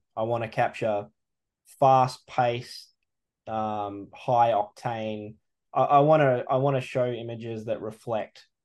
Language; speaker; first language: English; native; English